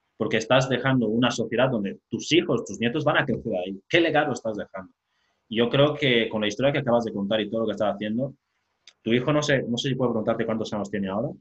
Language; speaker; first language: Spanish; non-native, local second language; Fang